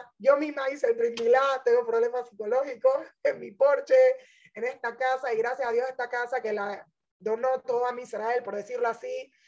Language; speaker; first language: Spanish; native; Spanish